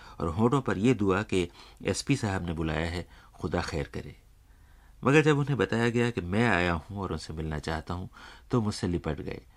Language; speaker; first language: Urdu; native; Urdu